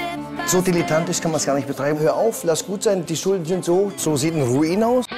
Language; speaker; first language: German; native; German